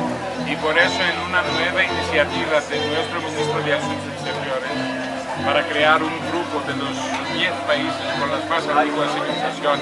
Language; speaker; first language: Spanish; non-native, fluent; Greek